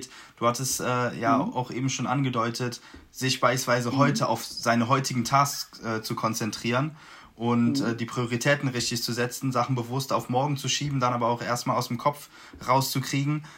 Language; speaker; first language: German; native; German